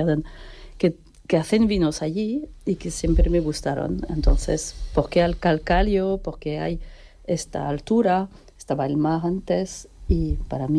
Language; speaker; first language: Spanish; non-native, fluent; French